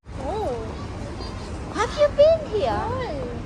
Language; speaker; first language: English; non-native, learner; Thai